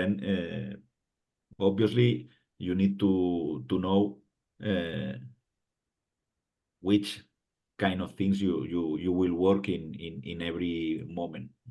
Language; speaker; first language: English; non-native, fluent; Spanish